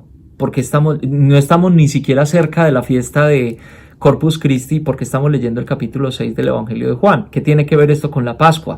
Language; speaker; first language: Spanish; native; Spanish